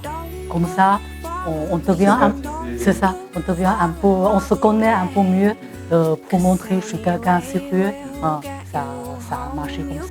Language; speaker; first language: French; non-native, fluent; Chinese